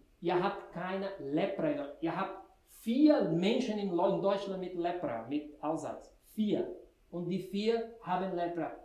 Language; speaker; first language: German; non-native, fluent; Portuguese